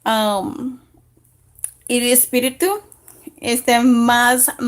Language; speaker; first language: Spanish; non-native, learner; English